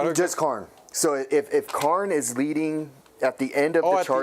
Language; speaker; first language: English; native; English